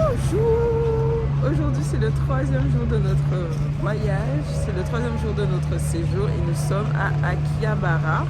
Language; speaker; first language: French; native; French